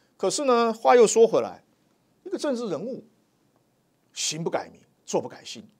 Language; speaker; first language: Chinese; native; Chinese